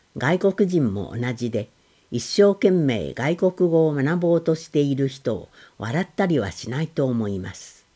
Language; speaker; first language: Japanese; non-native, fluent; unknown